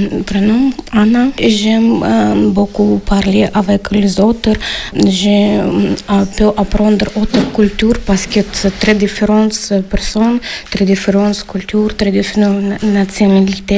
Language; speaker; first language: French; non-native, learner; Ukrainian